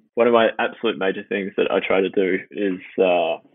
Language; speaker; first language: English; native; English